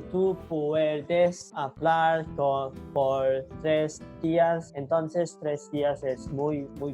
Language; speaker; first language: Spanish; non-native, learner; Cantonese